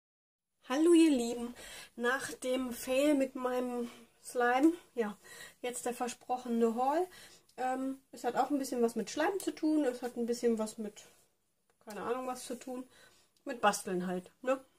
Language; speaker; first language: German; native; German